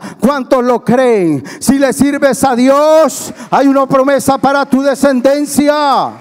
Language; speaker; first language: Spanish; native; Spanish